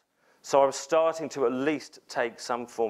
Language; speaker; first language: English; native; English